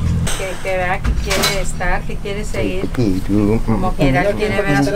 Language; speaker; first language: Spanish; native; Spanish